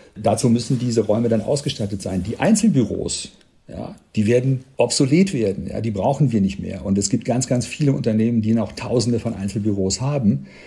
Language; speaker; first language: German; native; German